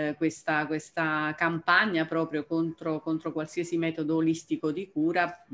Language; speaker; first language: Italian; native; Italian